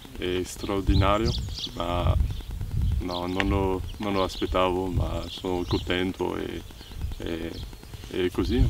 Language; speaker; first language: Italian; non-native, learner; French